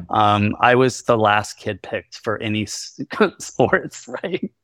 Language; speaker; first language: English; early bilingual, other home language; Spanish